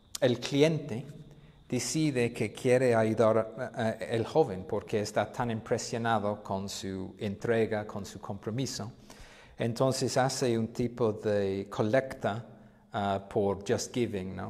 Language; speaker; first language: Spanish; non-native, fluent; English